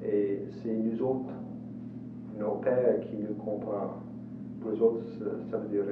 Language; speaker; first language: French; non-native, local second language; English